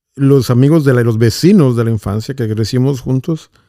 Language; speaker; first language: Spanish; native; Spanish